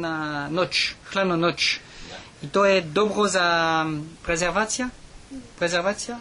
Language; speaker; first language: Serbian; non-native, learner; French